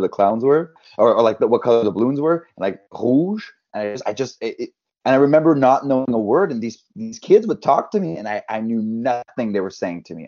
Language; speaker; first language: English; non-native, fluent; French